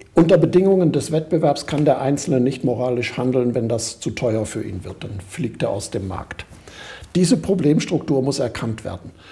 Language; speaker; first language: German; native; German